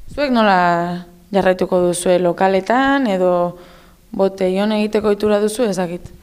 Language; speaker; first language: Basque; non-native, local second language; Spanish